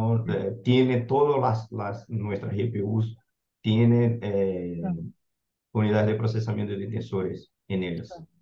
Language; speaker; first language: Spanish; non-native, fluent; Portuguese